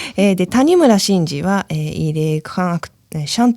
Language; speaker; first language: French; non-native, learner; Japanese